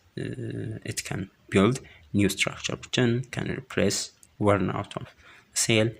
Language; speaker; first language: English; non-native, local second language; Amharic